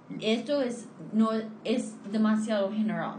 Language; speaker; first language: Spanish; non-native, fluent; English